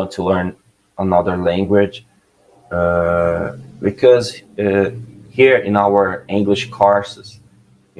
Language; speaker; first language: English; non-native, learner; Portuguese